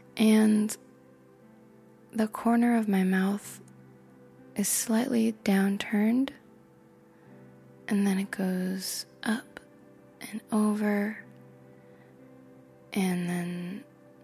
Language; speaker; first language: English; native; English